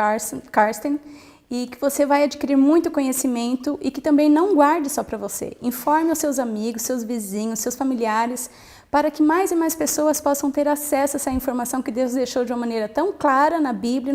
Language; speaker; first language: Portuguese; native; Portuguese